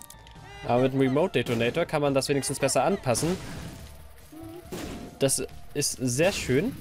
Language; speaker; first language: German; native; German